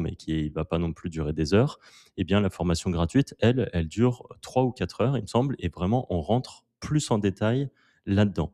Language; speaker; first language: French; native; French